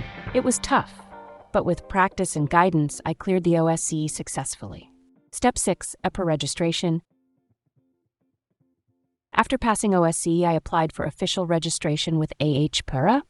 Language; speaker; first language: English; non-native, local second language; Punjabi